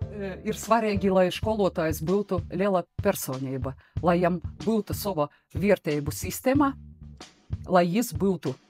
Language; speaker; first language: Latvian; non-native, local second language; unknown